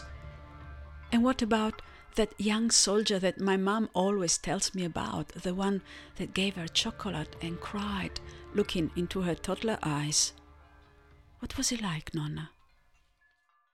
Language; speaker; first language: English; non-native, fluent; Italian